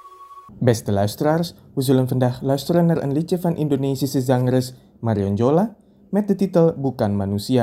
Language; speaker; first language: Dutch; non-native, fluent; Indonesian